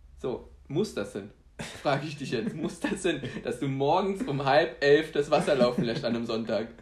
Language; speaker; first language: German; early bilingual, other home language; Polish